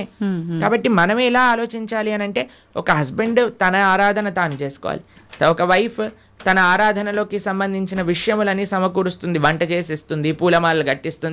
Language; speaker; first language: Telugu; native; Telugu